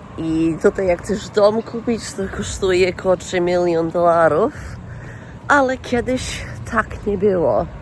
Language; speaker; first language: Polish; early bilingual, heritage; Polish